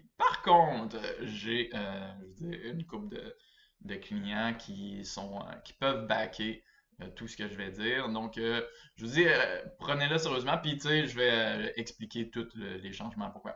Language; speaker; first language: French; native; French